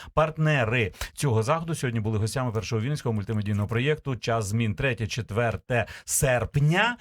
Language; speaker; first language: Ukrainian; native; Ukrainian